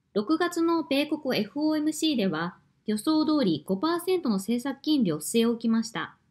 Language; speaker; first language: Japanese; native; Japanese